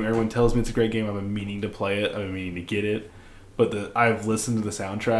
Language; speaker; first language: English; native; English